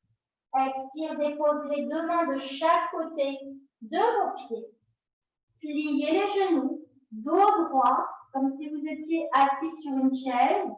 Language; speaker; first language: French; native; French